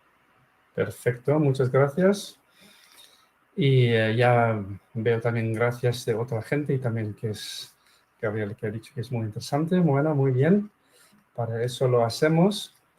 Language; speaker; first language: Spanish; non-native, fluent; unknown